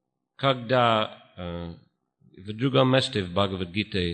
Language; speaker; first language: Russian; non-native, fluent; English